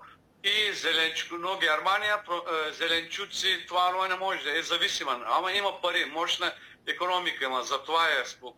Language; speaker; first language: Bulgarian; non-native, local second language; Turkish